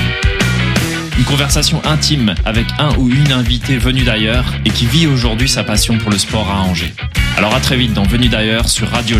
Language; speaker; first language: French; native; French